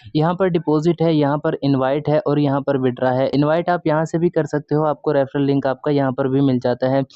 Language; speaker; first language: Urdu; non-native, local second language; Punjabi